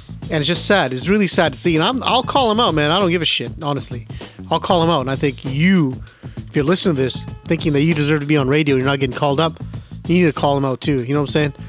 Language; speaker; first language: English; early bilingual, other home language; Punjabi